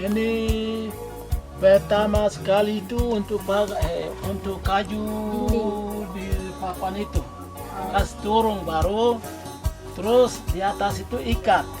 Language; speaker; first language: Indonesian; non-native, local second language; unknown